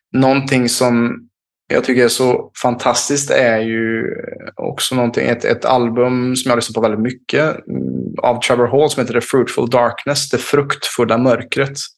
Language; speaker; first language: Swedish; native; Swedish